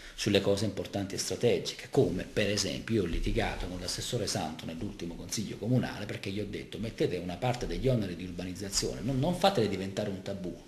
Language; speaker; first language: Italian; native; Italian